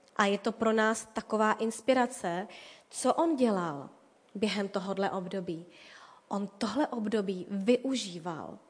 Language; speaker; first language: Czech; native; Czech